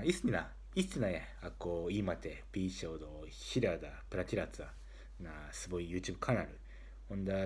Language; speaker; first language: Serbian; non-native, learner; Japanese